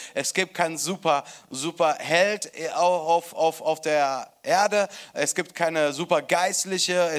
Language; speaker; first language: German; non-native, fluent; Italian